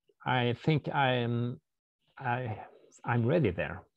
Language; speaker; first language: English; non-native, fluent; Swedish